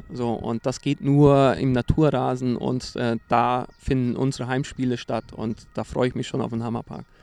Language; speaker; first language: German; non-native, fluent; Portuguese